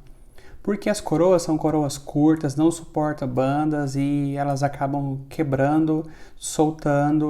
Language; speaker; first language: Portuguese; native; Portuguese